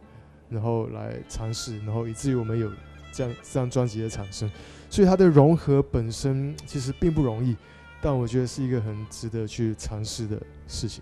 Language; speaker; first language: Chinese; early bilingual, heritage; Chinese